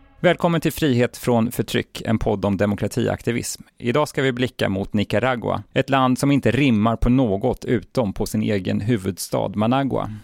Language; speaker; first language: Swedish; native; Swedish